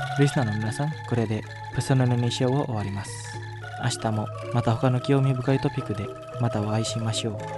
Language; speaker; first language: Japanese; non-native, fluent; Indonesian